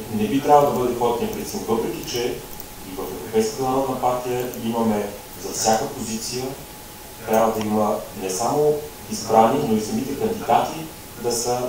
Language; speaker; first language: Bulgarian; native; Bulgarian